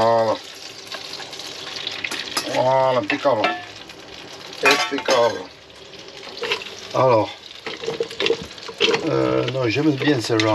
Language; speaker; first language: French; native; French